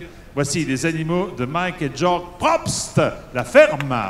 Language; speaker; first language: French; native; French